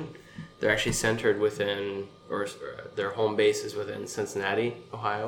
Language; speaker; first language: English; native; English